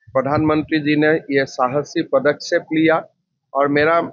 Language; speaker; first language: Hindi; non-native, local second language; Assamese